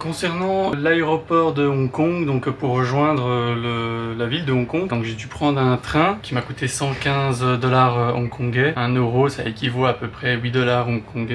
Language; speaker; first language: French; native; French